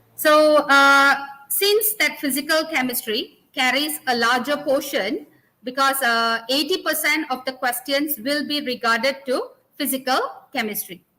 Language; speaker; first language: English; non-native, local second language; Malay